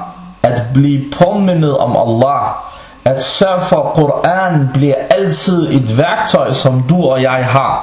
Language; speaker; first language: Danish; non-native, local second language; Arabic